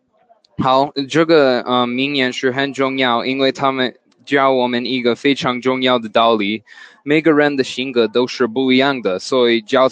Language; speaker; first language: Chinese; non-native, learner; English